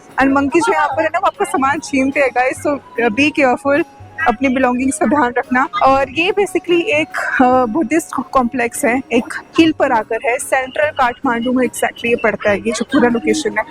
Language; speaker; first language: Hindi; native; Hindi